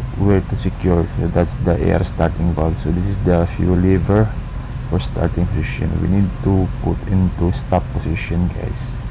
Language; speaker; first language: English; non-native, local second language; Filipino